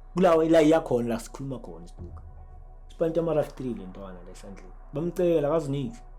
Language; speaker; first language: Zulu; native; Zulu